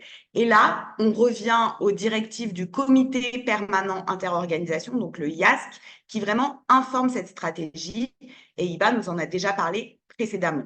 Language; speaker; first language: French; native; French